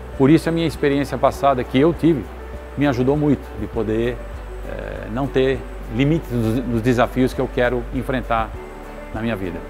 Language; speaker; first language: Portuguese; early bilingual, other home language; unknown